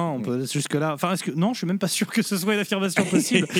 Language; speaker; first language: French; native; French